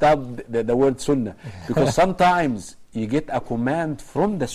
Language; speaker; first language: English; non-native, fluent; Arabic